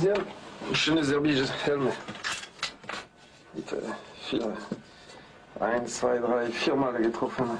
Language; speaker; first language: German; non-native, learner; French